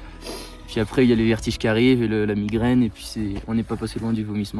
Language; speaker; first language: French; native; French